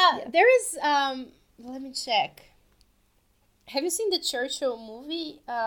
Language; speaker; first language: English; non-native, fluent; Portuguese